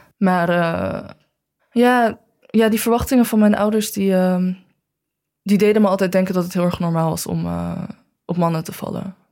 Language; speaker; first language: Dutch; early bilingual, other home language; Chinese